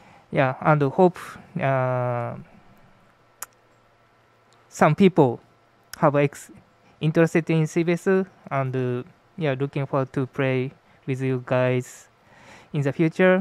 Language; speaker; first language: English; non-native, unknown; Japanese